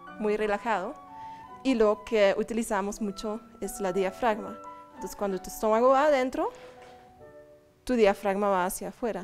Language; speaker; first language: Spanish; non-native, fluent; Dutch